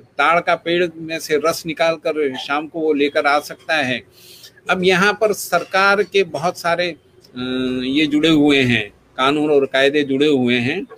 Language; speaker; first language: Hindi; non-native, local second language; Gujarati